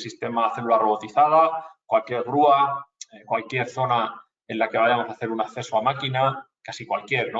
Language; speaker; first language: Spanish; native; Spanish